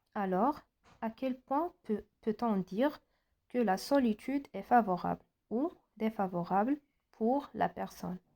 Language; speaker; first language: French; non-native, local second language; Arabic